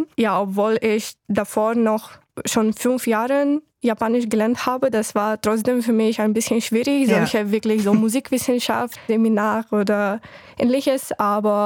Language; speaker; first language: German; non-native, fluent; Ukrainian